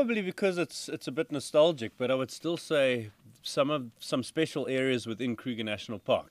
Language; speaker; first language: English; native; English